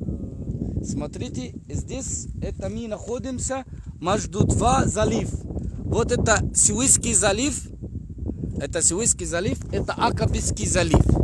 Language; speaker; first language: Russian; non-native, learner; Arabic